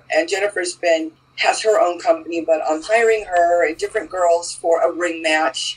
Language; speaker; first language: English; native; English